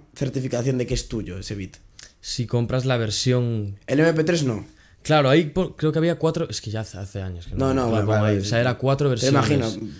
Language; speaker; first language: Spanish; native; Spanish